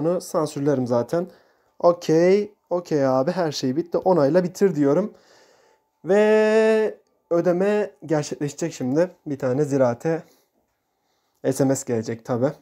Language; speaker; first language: Turkish; native; Turkish